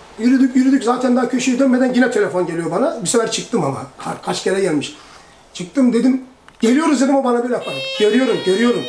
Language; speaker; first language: Turkish; early bilingual, heritage; Turkish